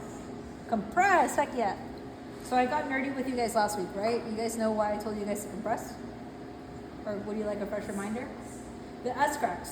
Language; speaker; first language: English; native; English